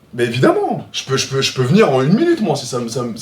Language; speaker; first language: French; native; French